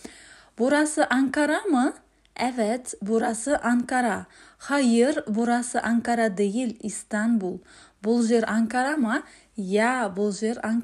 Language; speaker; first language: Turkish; non-native, fluent; Kazakh